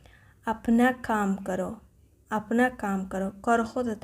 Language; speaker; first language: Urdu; non-native, fluent; Persian